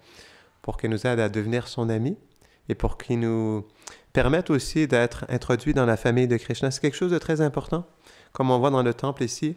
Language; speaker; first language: French; native; French